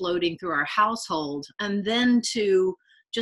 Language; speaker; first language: English; native; English